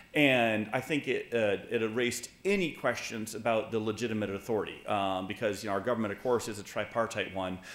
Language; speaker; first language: English; native; English